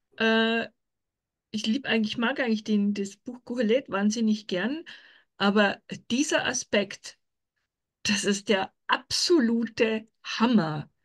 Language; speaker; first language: German; native; German